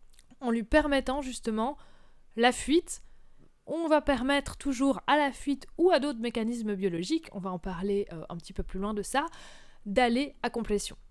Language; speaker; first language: French; native; French